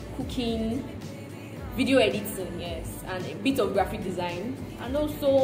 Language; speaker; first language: English; non-native, local second language; Yoruba